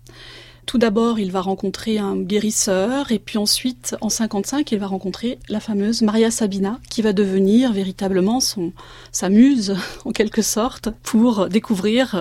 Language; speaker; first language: French; native; French